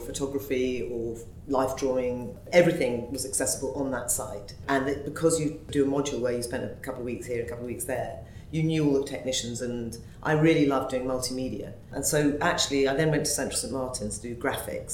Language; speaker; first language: English; native; English